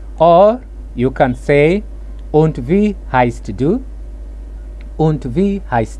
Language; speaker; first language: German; non-native, fluent; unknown